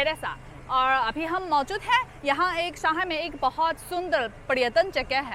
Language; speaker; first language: Hindi; non-native, fluent; Chinese